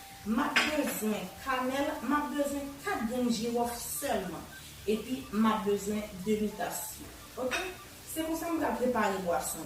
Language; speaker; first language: French; non-native, learner; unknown